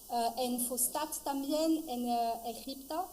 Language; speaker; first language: Spanish; non-native, fluent; French